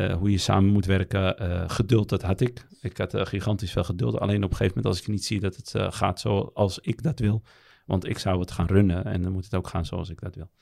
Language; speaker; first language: Dutch; early bilingual, other home language; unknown